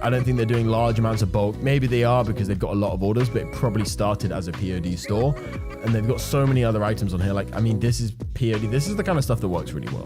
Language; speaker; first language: English; native; English